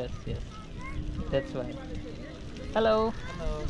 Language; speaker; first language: English; non-native, learner; Hindi